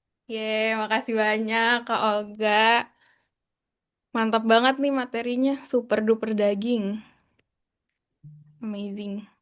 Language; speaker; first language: Indonesian; native; Indonesian